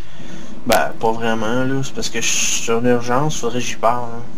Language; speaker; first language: French; native; French